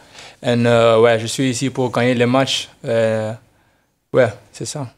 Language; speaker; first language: French; non-native, learner; Dutch